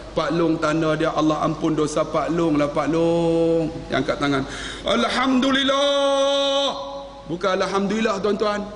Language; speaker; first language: Malay; native; Malay